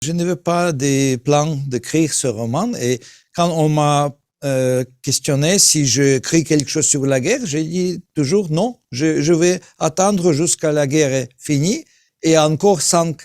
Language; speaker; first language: French; non-native, learner; Russian